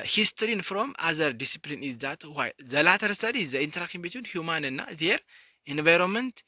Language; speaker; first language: English; non-native, local second language; Amharic